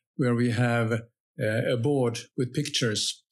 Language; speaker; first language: English; non-native, fluent; Finnish